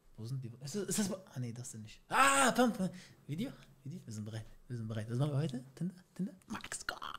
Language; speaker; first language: German; early bilingual, other home language; Turkish